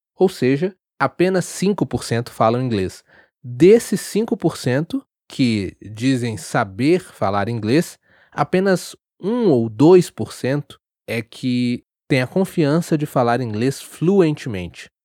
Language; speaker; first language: Portuguese; native; Portuguese